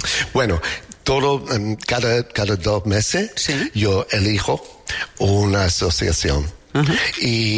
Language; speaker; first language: Spanish; non-native, fluent; English